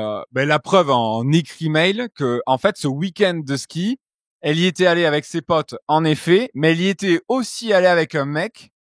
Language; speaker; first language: French; native; French